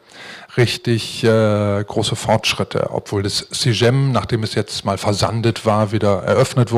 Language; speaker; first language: German; native; German